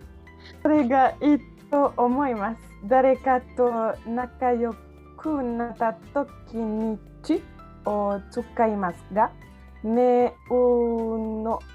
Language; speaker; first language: Japanese; non-native, learner; French